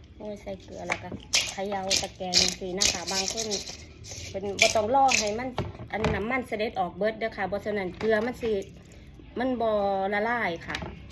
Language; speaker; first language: Thai; native; Thai